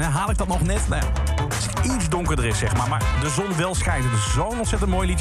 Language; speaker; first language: Dutch; native; Dutch